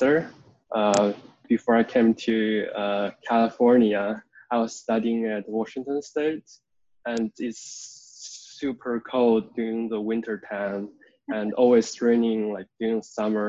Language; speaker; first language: English; non-native, fluent; Chinese